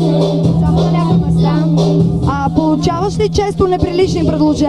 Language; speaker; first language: Bulgarian; native; Bulgarian